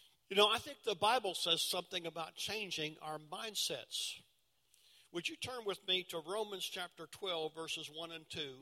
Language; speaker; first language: English; native; English